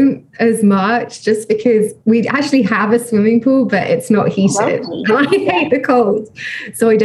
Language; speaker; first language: English; native; English